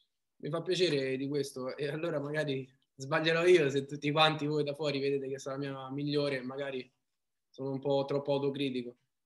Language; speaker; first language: Italian; native; Italian